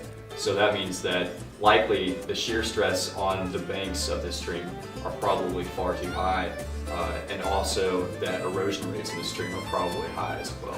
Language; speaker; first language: English; native; English